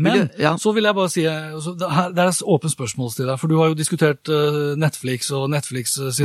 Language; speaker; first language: Norwegian; native; Norwegian